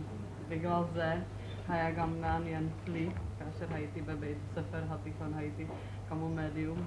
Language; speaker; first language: Hebrew; non-native, fluent; Czech